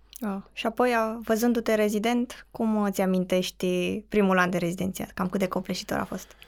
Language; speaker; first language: Romanian; native; Romanian